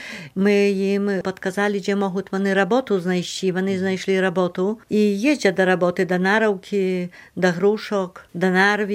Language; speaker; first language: Polish; non-native, local second language; Belarusian